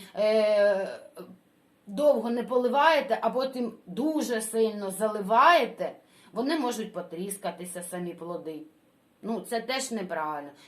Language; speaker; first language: Ukrainian; non-native, local second language; Russian